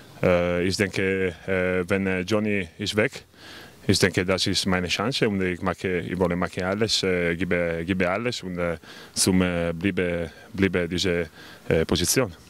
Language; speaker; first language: German; non-native, learner; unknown